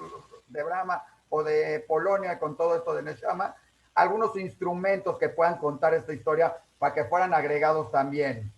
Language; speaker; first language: Spanish; native; Spanish